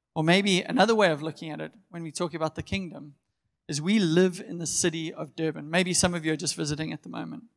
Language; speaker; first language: English; native; English